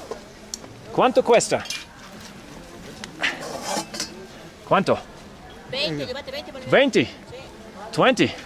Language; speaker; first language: Spanish; non-native, learner; English